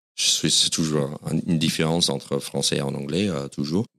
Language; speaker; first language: French; non-native, fluent; English